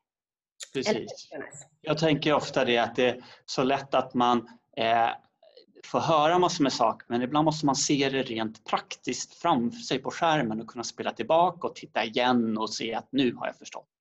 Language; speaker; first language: Swedish; native; Swedish